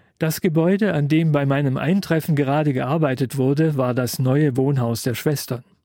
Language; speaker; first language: German; native; German